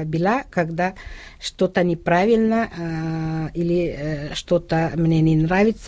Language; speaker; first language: Russian; non-native, local second language; Uzbek